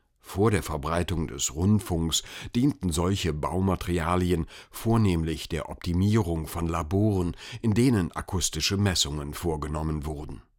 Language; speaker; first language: German; native; German